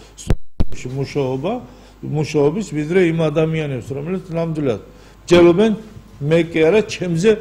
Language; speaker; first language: Georgian; non-native, local second language; Azerbaijani